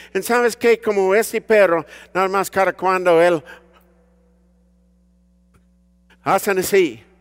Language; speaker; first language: Spanish; early bilingual, heritage; Spanish